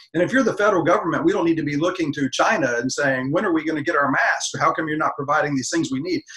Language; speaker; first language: English; native; English